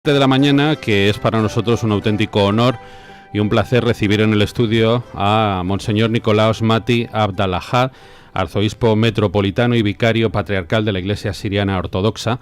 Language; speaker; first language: Spanish; native; Spanish